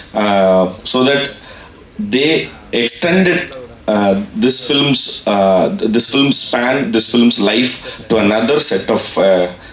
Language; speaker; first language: English; non-native, local second language; Tamil